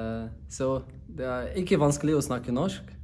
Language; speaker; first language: Norwegian; non-native, learner; Portuguese